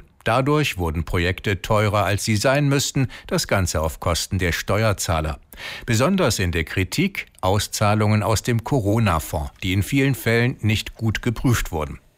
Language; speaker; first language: German; native; German